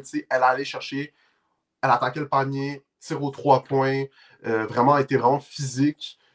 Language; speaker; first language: French; native; French